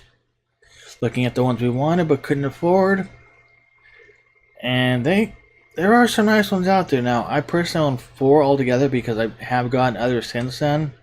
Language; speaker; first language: English; native; English